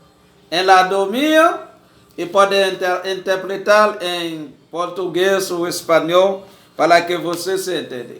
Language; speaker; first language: Portuguese; non-native, learner; Haitian Creole